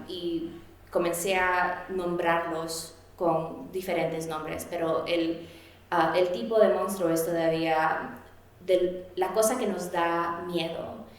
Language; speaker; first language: Spanish; early bilingual, heritage; Spanish